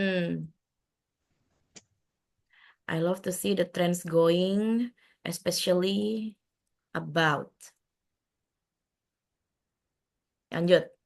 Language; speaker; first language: English; non-native, fluent; Indonesian